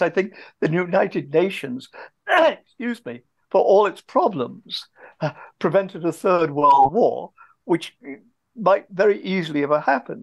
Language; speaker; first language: English; native; English